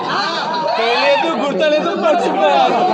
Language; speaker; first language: Telugu; non-native, local second language; Hindi